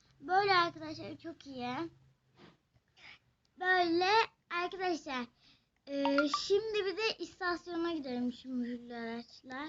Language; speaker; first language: Turkish; native; Turkish